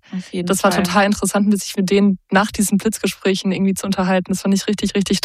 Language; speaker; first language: German; native; German